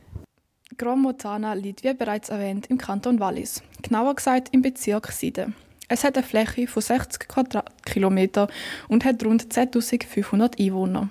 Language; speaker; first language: German; native; German